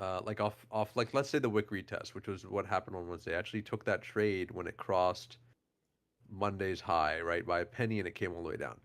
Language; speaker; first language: English; native; English